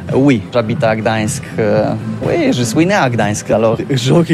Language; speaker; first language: French; non-native, learner; Polish